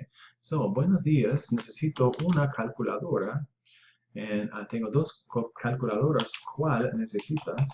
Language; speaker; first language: Spanish; non-native, learner; English